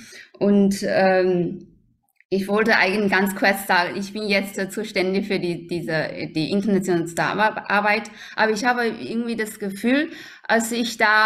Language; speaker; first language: German; non-native, fluent; Chinese